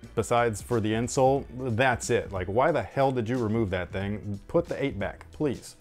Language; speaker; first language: English; native; English